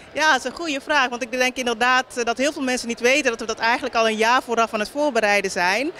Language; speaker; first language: Dutch; native; Dutch